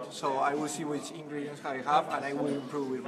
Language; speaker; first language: English; non-native, fluent; Spanish